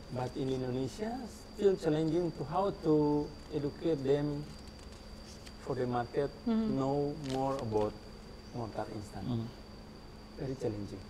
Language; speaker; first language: English; non-native, learner; Indonesian